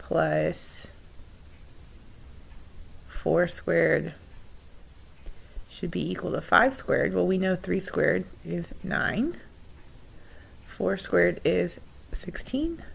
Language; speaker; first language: English; native; English